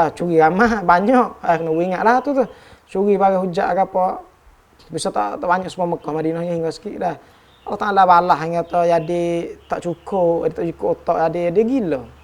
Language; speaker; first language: Malay; native; Malay